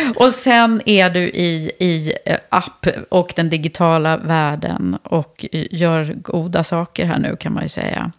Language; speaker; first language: Swedish; native; Swedish